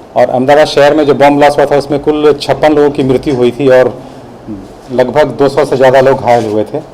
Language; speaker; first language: Hindi; non-native, local second language; Gujarati